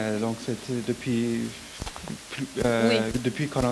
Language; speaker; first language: French; non-native, learner; Turkish